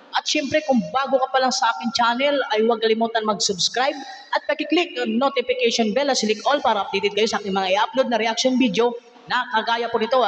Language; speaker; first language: Filipino; non-native, local second language; Cebuano